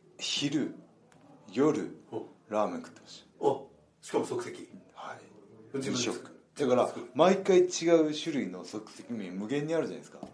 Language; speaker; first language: Japanese; native; Japanese